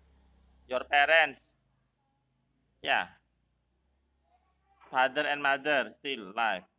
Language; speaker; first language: English; non-native, fluent; Indonesian